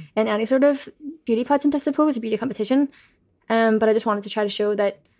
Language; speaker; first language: English; native; English